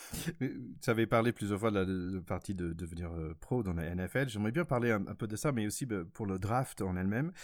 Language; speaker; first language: French; non-native, fluent; English